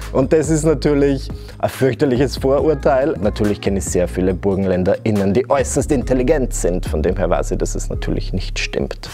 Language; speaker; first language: German; native; German